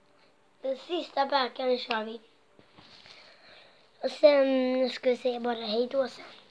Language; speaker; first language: Swedish; non-native, local second language; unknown